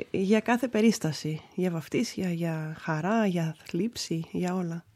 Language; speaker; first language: Greek; early bilingual, other home language; English